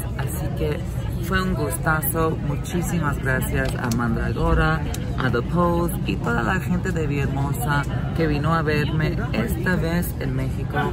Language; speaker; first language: Spanish; early bilingual, heritage; English